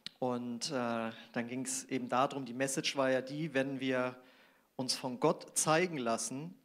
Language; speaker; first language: German; native; German